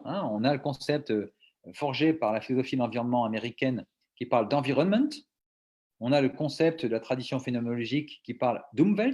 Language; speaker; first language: French; native; French